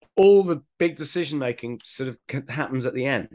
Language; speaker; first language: English; native; English